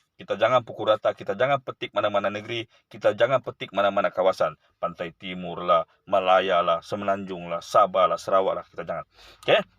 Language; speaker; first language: Malay; native; Malay